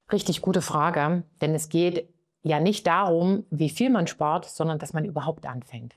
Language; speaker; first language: German; native; German